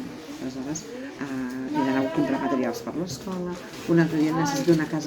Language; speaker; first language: Catalan; native; Catalan